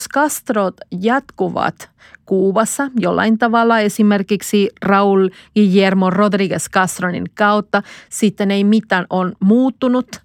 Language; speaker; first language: Finnish; non-native, fluent; Spanish